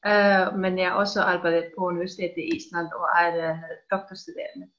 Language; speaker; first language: Danish; non-native, fluent; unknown